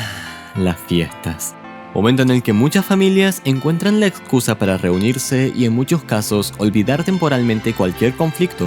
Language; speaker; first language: Spanish; native; Spanish